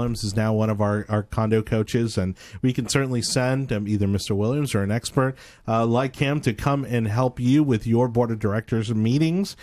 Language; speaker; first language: English; native; English